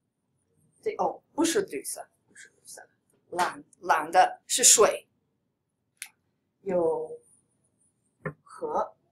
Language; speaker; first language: Chinese; non-native, fluent; English